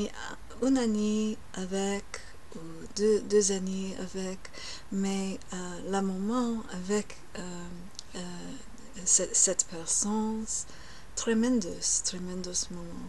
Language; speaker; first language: French; non-native, learner; English